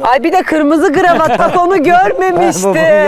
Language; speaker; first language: Turkish; native; Turkish